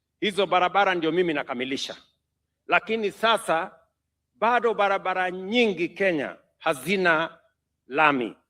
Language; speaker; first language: Swahili; non-native, local second language; Kalenjin